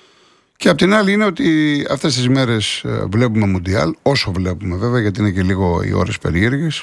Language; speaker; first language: Greek; native; Greek